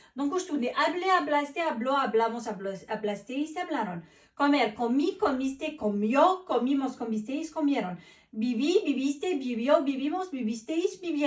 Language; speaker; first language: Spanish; non-native, fluent; Arabic